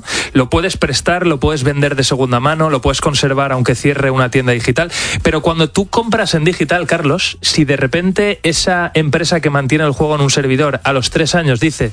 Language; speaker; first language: Spanish; native; Spanish